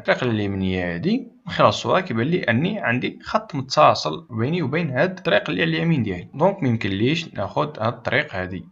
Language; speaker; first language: Arabic; native; Arabic